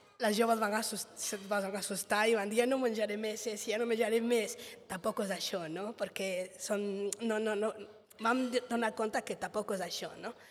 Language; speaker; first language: Catalan; non-native, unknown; Spanish